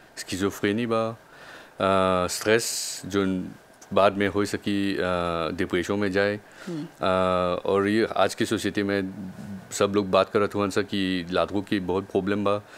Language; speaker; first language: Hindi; non-native, local second language; Bhojpuri